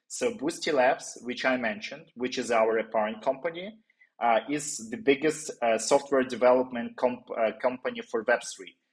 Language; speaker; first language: English; non-native, fluent; Ukrainian